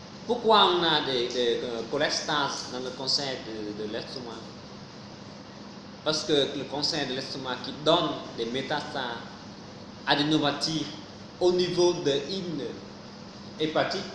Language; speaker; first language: French; non-native, fluent; Vietnamese